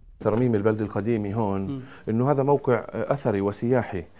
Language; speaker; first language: Arabic; native; Arabic